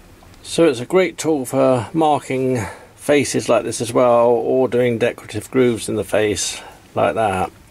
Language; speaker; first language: English; native; English